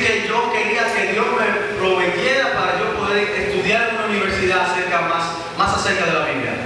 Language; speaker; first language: Spanish; native; Spanish